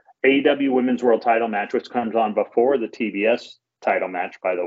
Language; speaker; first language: English; native; English